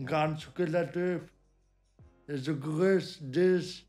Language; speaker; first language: German; non-native, learner; Polish